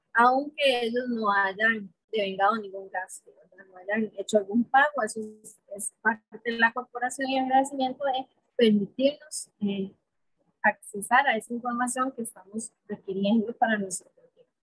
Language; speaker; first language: Spanish; native; Spanish